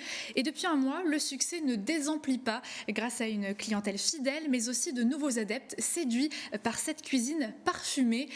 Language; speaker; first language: French; native; French